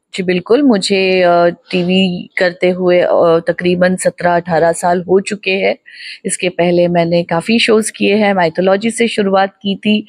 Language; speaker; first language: Hindi; non-native, local second language; Gujarati